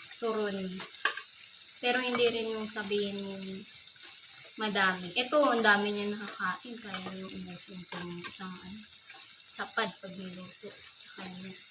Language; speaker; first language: Filipino; non-native, local second language; Bikol